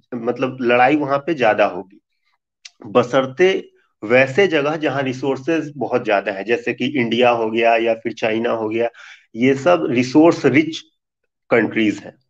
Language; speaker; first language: Hindi; native; Hindi